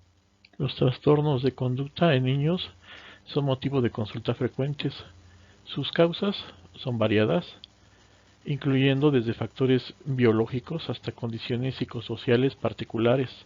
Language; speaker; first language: Spanish; native; Spanish